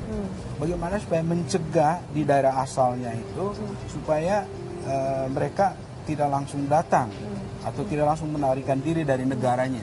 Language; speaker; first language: Indonesian; native; Indonesian